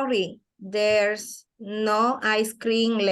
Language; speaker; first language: English; non-native, learner; Spanish